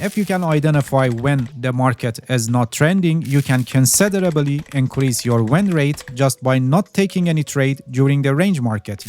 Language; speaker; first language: English; non-native, fluent; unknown